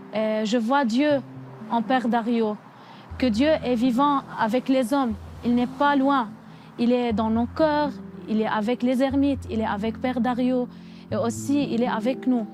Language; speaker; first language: French; non-native, local second language; Arabic